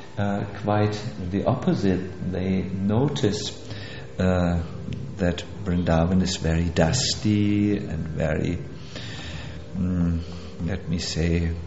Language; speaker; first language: English; non-native, fluent; German